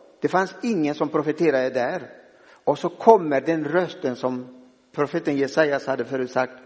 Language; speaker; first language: Swedish; non-native, fluent; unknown